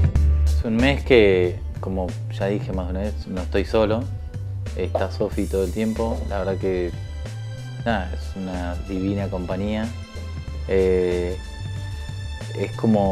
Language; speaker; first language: Spanish; native; Spanish